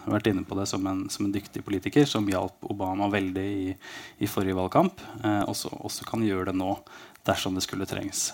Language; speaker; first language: Norwegian; native; Norwegian